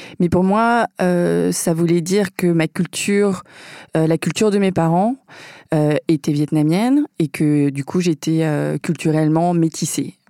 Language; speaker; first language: French; early bilingual, other home language; Vietnamese